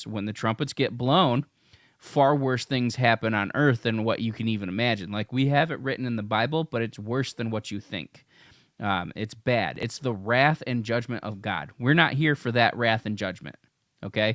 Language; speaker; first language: English; native; English